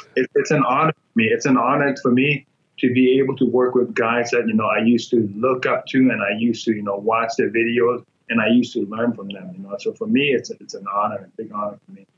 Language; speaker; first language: English; non-native, fluent; Burmese